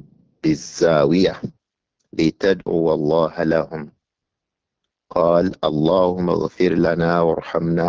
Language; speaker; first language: Arabic; non-native, fluent; Yoruba